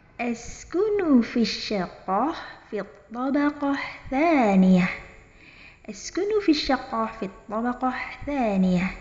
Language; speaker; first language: Arabic; non-native, fluent; Indonesian